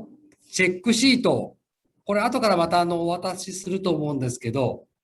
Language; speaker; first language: Japanese; native; Japanese